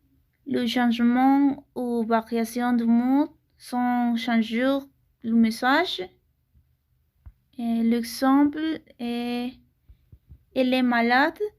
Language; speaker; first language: French; non-native, learner; Spanish